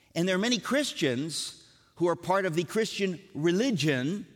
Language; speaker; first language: English; native; English